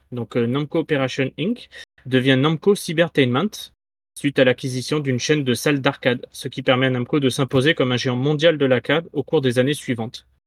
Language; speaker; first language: French; native; French